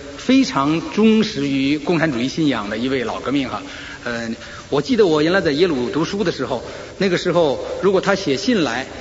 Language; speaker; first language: Chinese; native; Chinese